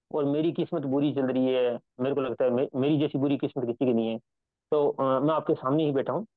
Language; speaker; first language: Hindi; native; Hindi